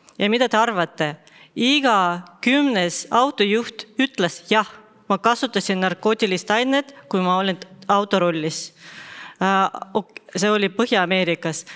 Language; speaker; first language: Estonian; non-native, local second language; Russian